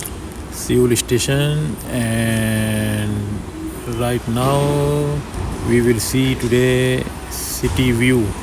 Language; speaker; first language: English; non-native, learner; Urdu